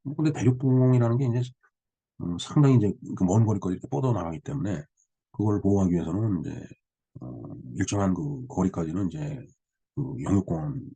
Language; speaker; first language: Korean; native; Korean